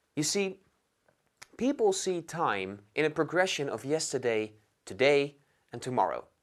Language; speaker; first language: English; non-native, fluent; Dutch